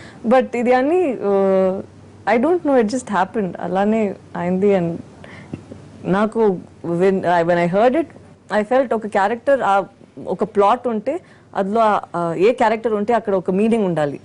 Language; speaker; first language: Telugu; non-native, fluent; Tamil